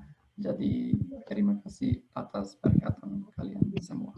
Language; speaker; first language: Indonesian; non-native, fluent; Polish